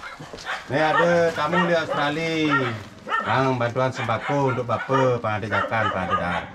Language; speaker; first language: Indonesian; non-native, local second language; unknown